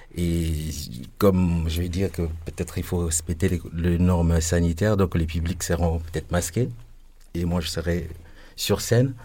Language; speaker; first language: French; non-native, local second language; Lingala